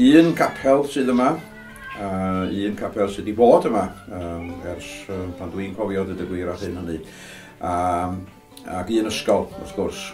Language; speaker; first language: Welsh; native; Welsh